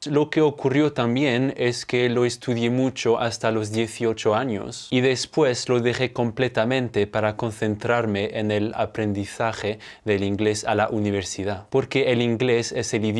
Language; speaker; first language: Spanish; non-native, fluent; French